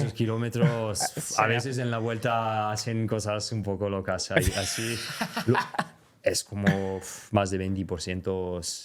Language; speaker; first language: Spanish; non-native, fluent; French